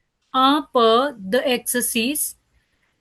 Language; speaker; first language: French; non-native, learner; Punjabi